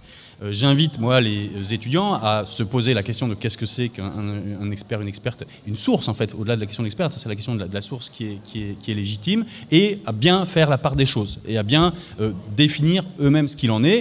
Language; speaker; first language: French; native; French